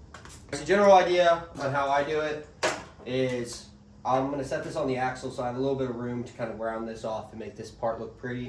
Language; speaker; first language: English; native; English